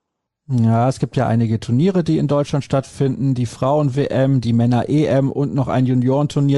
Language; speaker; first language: German; native; German